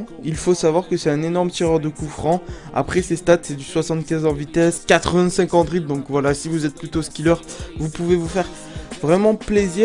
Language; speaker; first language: French; native; French